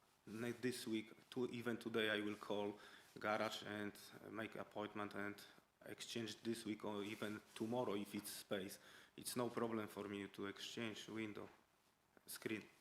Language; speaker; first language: English; non-native, learner; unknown